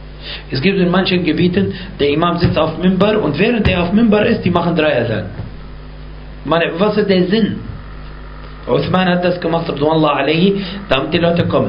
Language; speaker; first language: German; non-native, fluent; Arabic